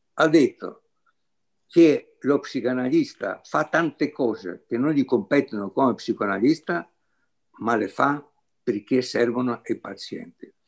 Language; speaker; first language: Italian; non-native, fluent; Greek